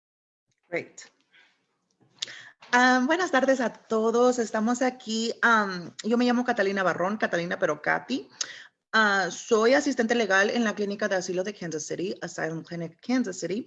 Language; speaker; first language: Spanish; early bilingual, heritage; Spanish